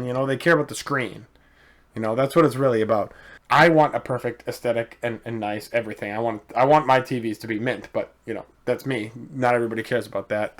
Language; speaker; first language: English; native; English